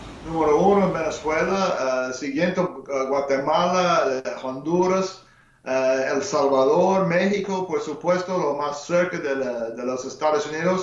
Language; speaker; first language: Spanish; non-native, fluent; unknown